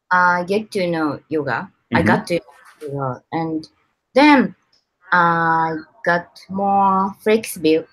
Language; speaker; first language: English; non-native, learner; Japanese